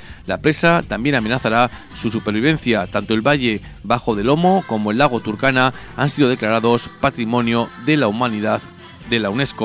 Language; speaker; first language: Spanish; native; Spanish